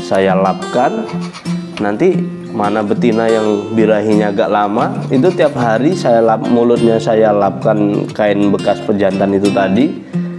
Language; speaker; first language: Indonesian; non-native, local second language; Javanese